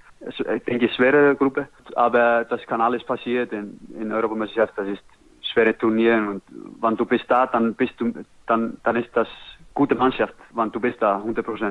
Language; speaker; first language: German; non-native, learner; Icelandic